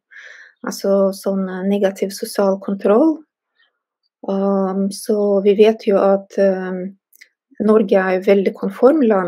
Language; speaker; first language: Norwegian; non-native, fluent; Russian